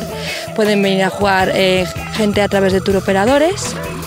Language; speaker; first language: Spanish; native; Spanish